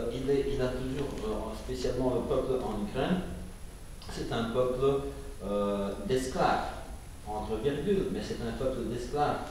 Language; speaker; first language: French; non-native, fluent; Ukrainian